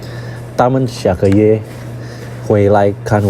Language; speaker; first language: Chinese; non-native, fluent; Indonesian